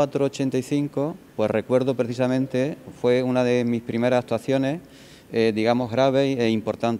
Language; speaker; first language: Spanish; native; Spanish